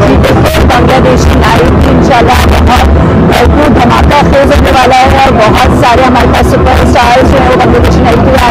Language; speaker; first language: Hindi; non-native, fluent; Bangla